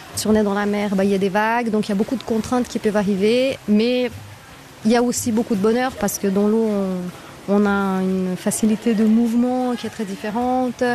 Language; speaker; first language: French; non-native, fluent; Portuguese